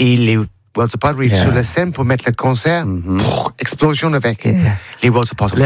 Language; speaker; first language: French; non-native, learner; English